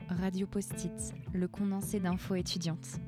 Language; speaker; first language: French; native; French